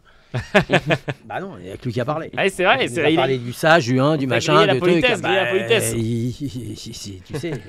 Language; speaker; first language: French; native; French